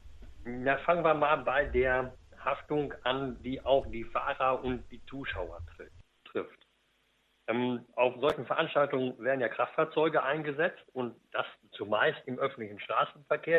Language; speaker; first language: German; native; German